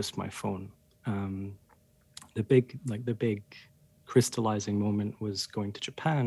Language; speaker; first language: English; native; English